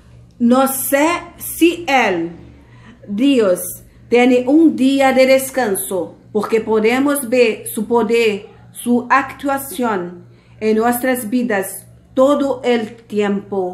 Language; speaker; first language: Spanish; non-native, fluent; Portuguese